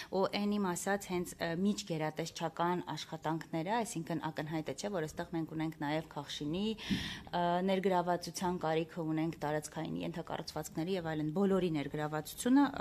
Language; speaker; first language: Armenian; native; Armenian